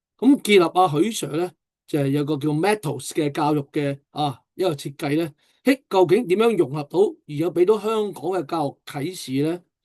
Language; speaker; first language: Cantonese; native; Cantonese